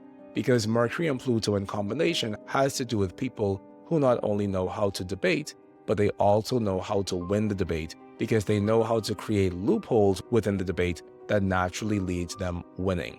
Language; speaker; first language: English; native; English